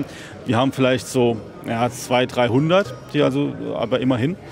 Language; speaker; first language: German; native; German